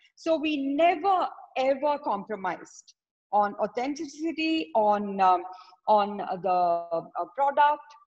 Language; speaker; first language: English; non-native, local second language; Tamil